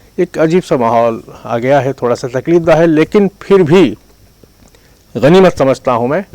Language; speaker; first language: Urdu; native; Urdu